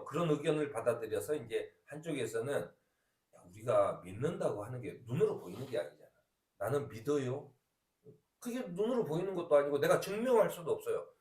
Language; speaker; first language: Korean; native; Korean